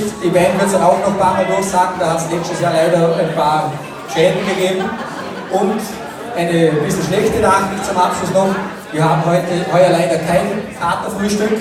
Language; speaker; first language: German; native; German